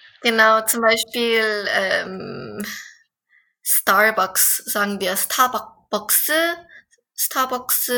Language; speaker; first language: German; non-native, fluent; Korean